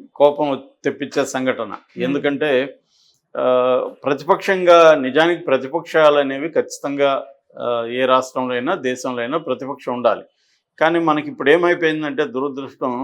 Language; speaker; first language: Telugu; native; Telugu